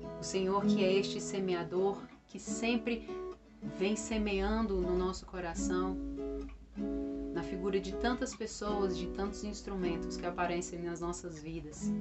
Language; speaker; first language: Portuguese; native; Portuguese